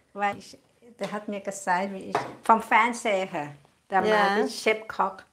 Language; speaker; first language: German; non-native, learner; Thai